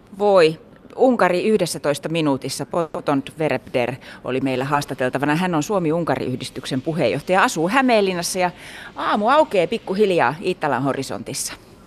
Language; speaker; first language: Finnish; native; Finnish